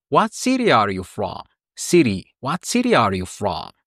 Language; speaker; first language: English; non-native, fluent; Persian